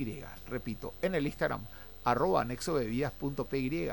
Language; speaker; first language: Spanish; native; Spanish